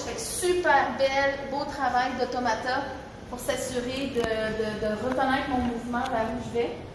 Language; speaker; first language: French; native; French